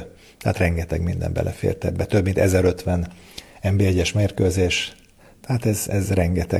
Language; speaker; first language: Hungarian; native; Hungarian